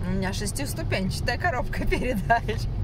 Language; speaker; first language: Russian; native; Russian